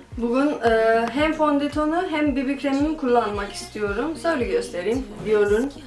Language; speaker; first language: Turkish; non-native, fluent; Nepali